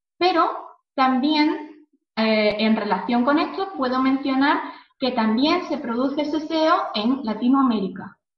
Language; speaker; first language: Spanish; native; Spanish